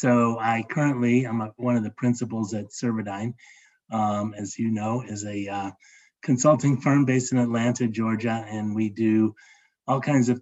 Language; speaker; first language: English; native; English